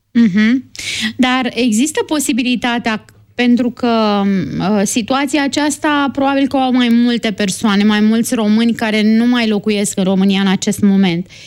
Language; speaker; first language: Romanian; native; Romanian